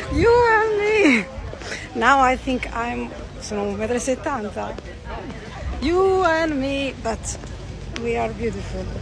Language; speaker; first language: English; non-native, learner; Italian